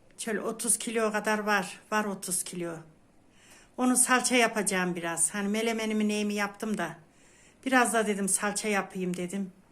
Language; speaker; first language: Turkish; native; Turkish